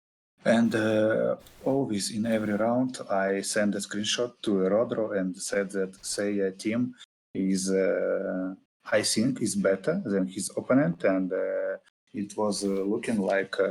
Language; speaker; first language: English; non-native, fluent; Russian